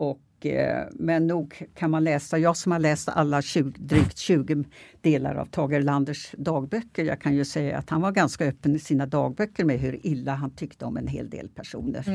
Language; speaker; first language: Swedish; native; Swedish